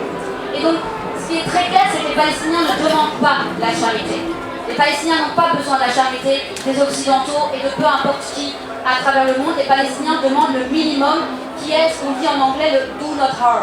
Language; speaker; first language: French; native; French